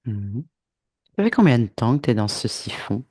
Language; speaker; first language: French; native; French